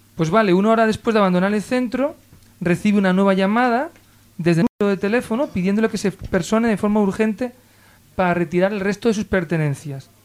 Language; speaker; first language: Spanish; native; Spanish